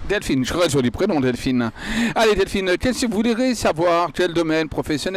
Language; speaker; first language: French; native; French